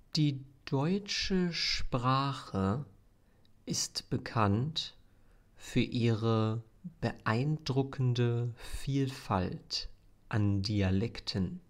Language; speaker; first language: German; native; German